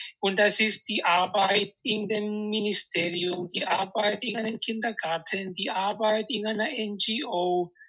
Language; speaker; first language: German; non-native, fluent; Spanish